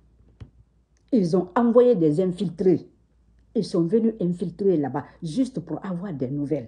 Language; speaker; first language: French; non-native, local second language; Susu